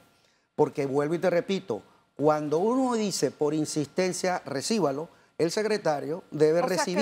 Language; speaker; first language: Spanish; native; Spanish